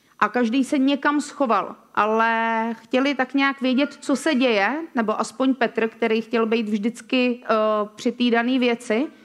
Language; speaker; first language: Czech; native; Czech